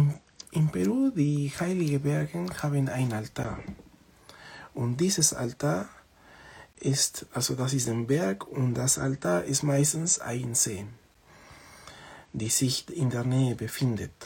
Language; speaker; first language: German; non-native, fluent; Spanish